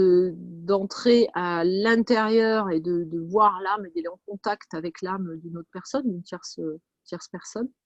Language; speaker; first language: French; native; French